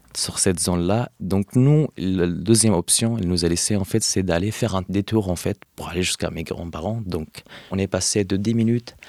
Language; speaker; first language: French; non-native, fluent; Arabic